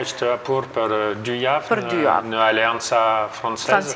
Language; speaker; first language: Albanian; non-native, learner; French